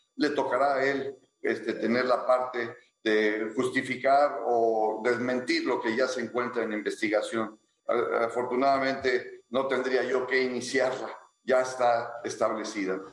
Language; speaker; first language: Spanish; native; Spanish